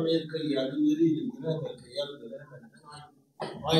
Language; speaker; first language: Turkish; native; Turkish